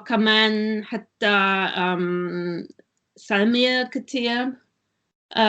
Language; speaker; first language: Arabic; non-native, learner; German